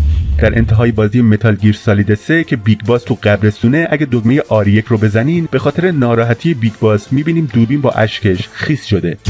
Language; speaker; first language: Persian; native; Persian